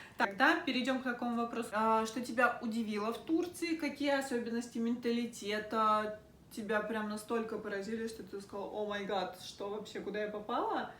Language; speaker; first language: Russian; native; Russian